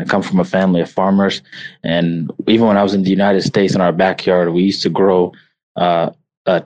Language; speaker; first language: English; native; English